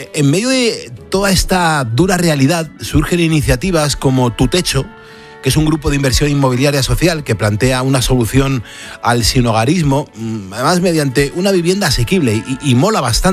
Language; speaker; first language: Spanish; native; Spanish